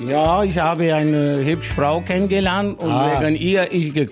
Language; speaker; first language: German; non-native, learner; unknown